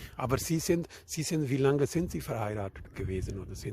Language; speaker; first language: German; non-native, learner; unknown